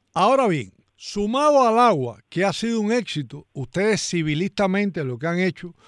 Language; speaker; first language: Spanish; native; Spanish